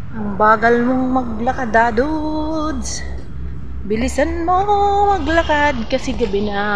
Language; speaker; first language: Filipino; non-native, local second language; Hiligaynon